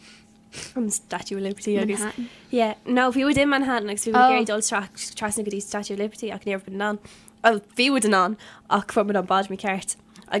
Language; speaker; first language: Irish; non-native, local second language; English